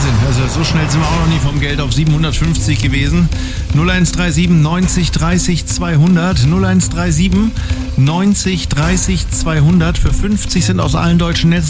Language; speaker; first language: German; native; German